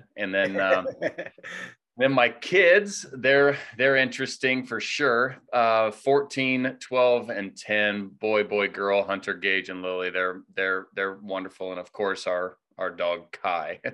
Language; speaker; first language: English; native; English